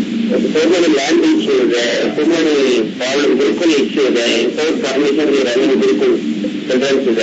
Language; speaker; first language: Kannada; non-native, local second language; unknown